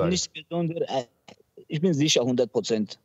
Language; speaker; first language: German; non-native, learner; Georgian